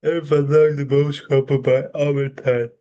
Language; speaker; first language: Dutch; non-native, learner; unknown